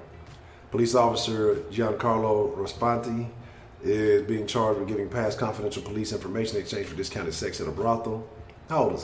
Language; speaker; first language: English; native; English